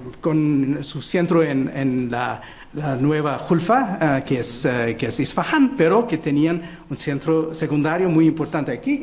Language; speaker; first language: Spanish; non-native, fluent; Portuguese